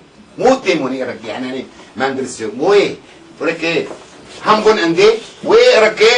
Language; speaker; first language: Korean; non-native, learner; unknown